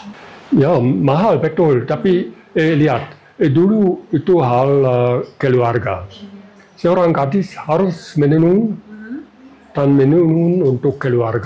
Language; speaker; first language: Indonesian; non-native, learner; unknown